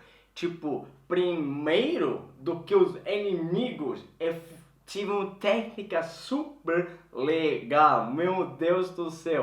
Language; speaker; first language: Portuguese; non-native, fluent; Swedish